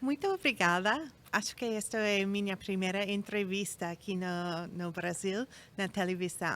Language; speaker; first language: Portuguese; non-native, fluent; English